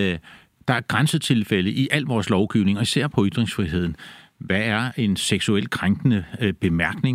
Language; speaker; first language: Danish; native; Danish